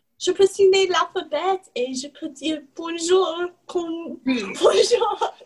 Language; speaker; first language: French; non-native, learner; English